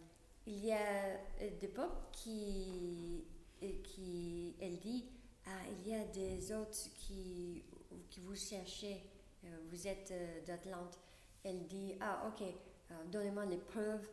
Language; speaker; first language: French; non-native, learner; English